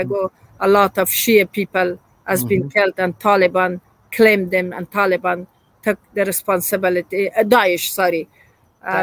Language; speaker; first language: English; non-native, learner; Persian